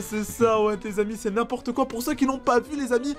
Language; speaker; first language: French; native; French